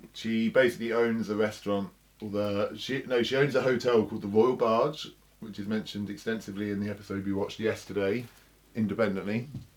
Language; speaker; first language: English; native; English